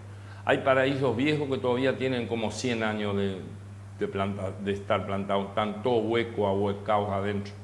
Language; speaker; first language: Spanish; native; Spanish